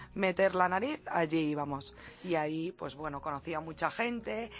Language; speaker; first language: Spanish; native; Spanish